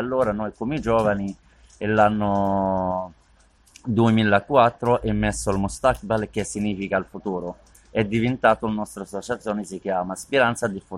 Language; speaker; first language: Italian; non-native, learner; Arabic